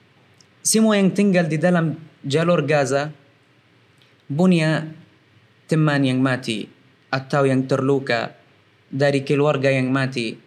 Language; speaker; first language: Indonesian; non-native, fluent; Arabic